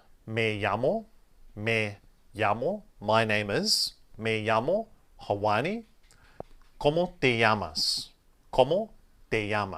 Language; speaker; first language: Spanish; non-native, fluent; English